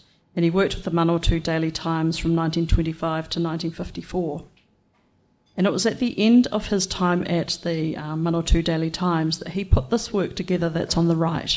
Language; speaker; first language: English; native; English